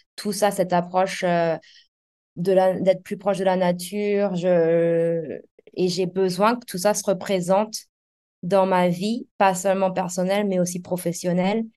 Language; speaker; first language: French; native; French